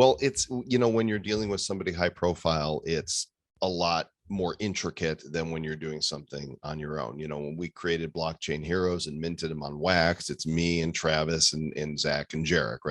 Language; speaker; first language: English; native; English